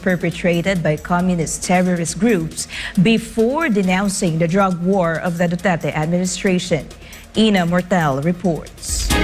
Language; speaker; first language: English; non-native, local second language; Filipino